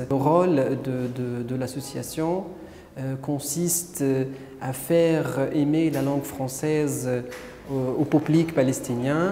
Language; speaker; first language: French; non-native, fluent; Arabic